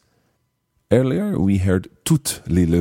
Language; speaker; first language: French; non-native, fluent; English